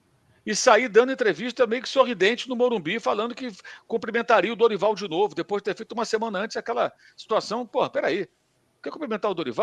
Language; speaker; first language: Portuguese; native; Portuguese